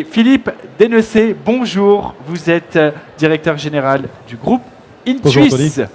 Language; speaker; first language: French; native; French